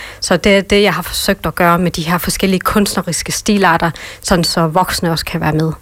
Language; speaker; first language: Danish; early bilingual, other home language; Vietnamese